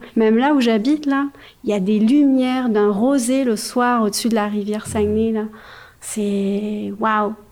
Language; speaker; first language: French; native; French